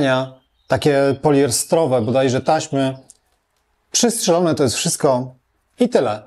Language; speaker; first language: Polish; native; Polish